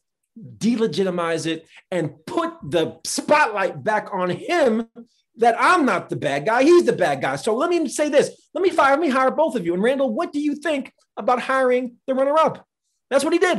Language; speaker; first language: English; native; English